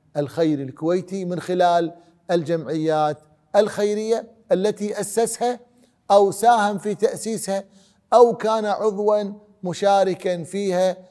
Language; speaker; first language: Arabic; native; Arabic